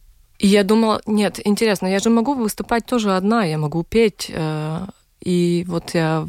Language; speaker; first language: Russian; non-native, local second language; Latvian